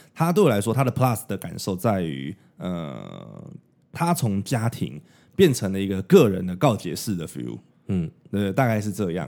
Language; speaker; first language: Chinese; native; Chinese